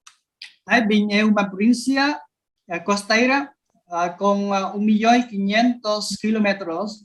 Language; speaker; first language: Spanish; non-native, learner; Vietnamese